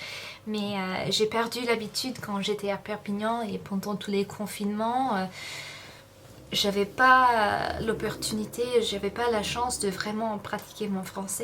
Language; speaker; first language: French; non-native, fluent; English